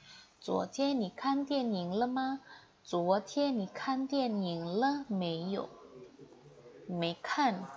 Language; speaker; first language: Chinese; non-native, fluent; Indonesian